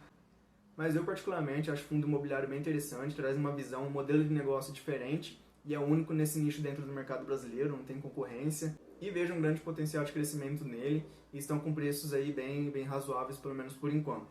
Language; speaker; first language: Portuguese; native; Portuguese